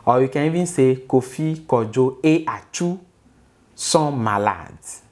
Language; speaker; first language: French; non-native, fluent; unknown